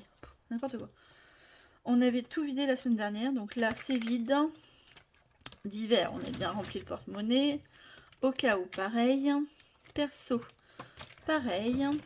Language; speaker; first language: French; native; French